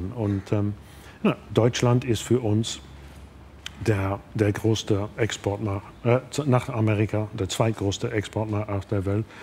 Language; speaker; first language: German; non-native, fluent; English